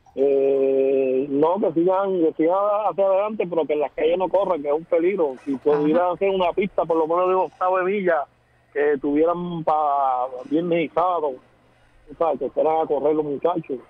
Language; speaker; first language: Spanish; native; Spanish